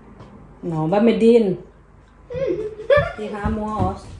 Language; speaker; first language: Danish; non-native, learner; Thai